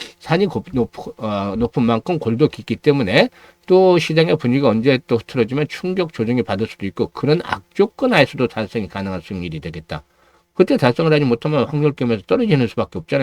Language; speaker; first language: Korean; native; Korean